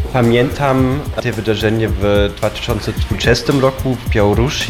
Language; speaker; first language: Polish; non-native, fluent; German